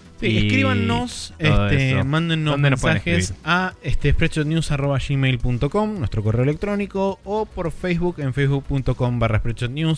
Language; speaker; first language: Spanish; native; Spanish